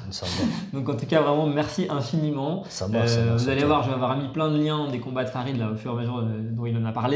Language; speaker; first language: French; native; French